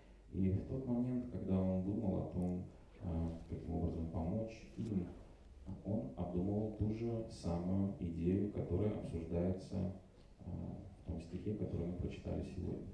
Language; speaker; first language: Russian; native; Russian